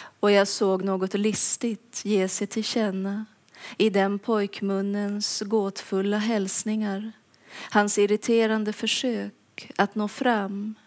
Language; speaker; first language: Swedish; native; Swedish